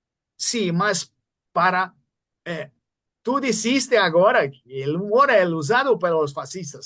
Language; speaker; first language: Spanish; non-native, fluent; Portuguese